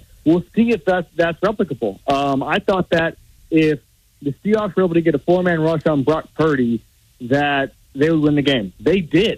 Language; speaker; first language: English; native; English